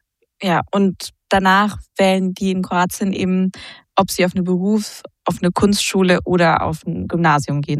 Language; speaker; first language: German; native; German